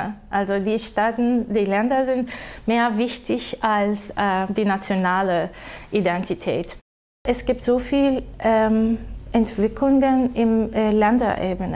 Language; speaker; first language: German; non-native, fluent; Turkish